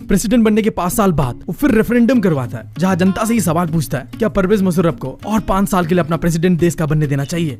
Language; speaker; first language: Hindi; non-native, local second language; Bangla